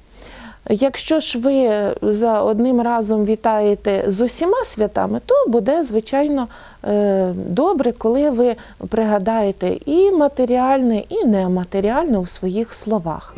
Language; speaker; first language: Ukrainian; native; Ukrainian